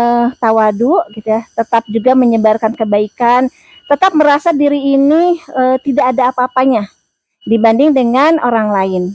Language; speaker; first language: Indonesian; native; Indonesian